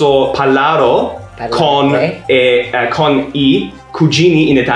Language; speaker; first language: Italian; non-native, learner; English